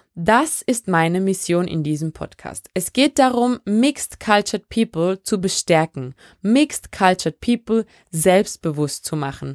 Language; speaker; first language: German; early bilingual, other home language; French